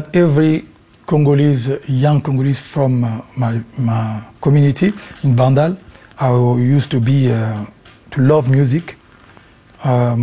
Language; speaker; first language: English; non-native, learner; Lingala